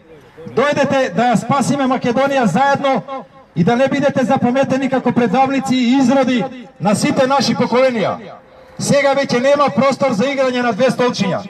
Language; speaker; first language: Macedonian; native; Macedonian